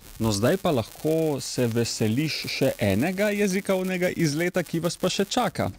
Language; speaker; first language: Slovenian; native; Slovenian